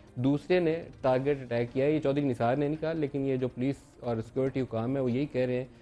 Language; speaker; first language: Urdu; native; Urdu